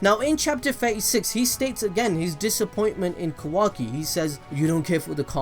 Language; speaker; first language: English; native; English